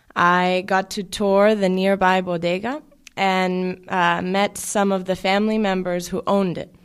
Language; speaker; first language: English; native; English